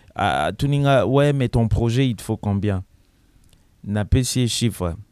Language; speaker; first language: French; non-native, local second language; Lingala